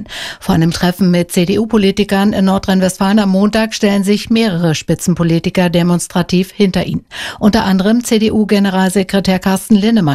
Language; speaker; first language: German; native; German